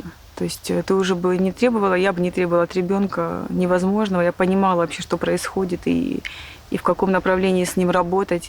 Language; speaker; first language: Russian; native; Russian